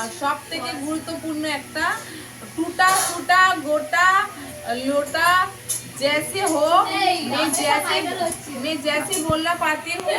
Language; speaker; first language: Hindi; non-native, local second language; Bangla